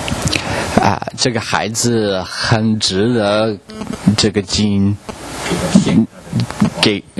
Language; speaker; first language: Chinese; non-native, learner; English